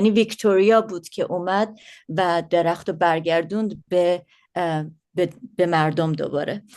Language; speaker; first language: Persian; early bilingual, heritage; Persian